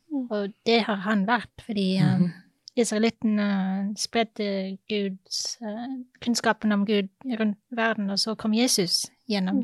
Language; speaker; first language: Norwegian; non-native, fluent; English